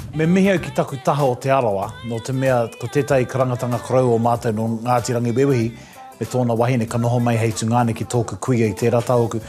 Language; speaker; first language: Māori; non-native, local second language; English